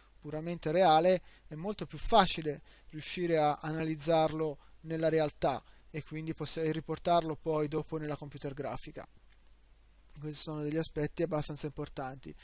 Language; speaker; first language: Italian; native; Italian